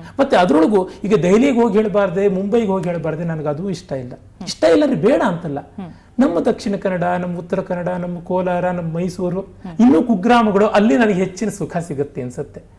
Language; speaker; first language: Kannada; non-native, local second language; Tamil